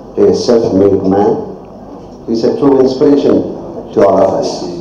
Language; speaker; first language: English; non-native, local second language; Malayalam